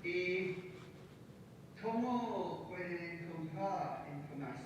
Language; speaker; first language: Spanish; non-native, learner; English